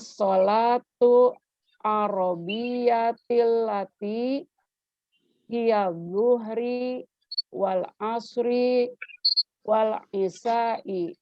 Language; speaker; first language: Arabic; non-native, learner; Indonesian